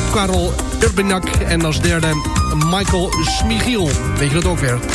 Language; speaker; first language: Dutch; native; Dutch